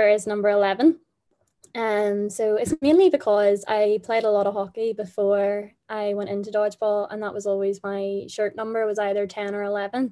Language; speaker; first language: English; native; English